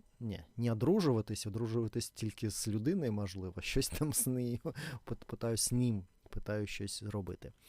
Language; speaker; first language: Ukrainian; non-native, learner; Russian